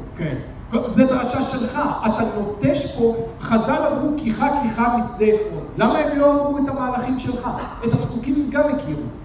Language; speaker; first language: Hebrew; native; Hebrew